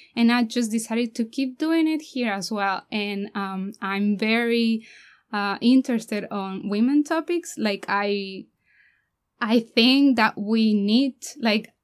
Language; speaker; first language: English; non-native, fluent; Spanish